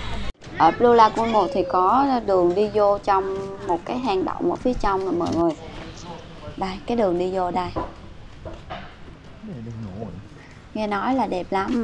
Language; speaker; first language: Vietnamese; native; Vietnamese